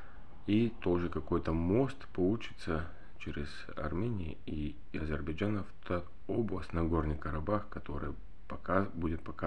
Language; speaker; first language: Russian; non-native, learner; Bulgarian